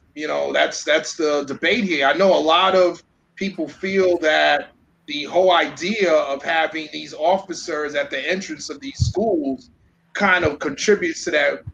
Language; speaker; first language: English; early bilingual, other home language; Spanish